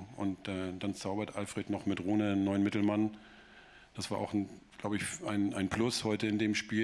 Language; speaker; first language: German; native; German